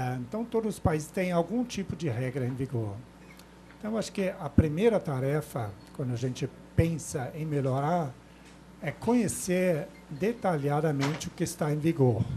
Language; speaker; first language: Portuguese; non-native, fluent; German